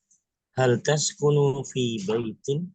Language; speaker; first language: Arabic; non-native, learner; Indonesian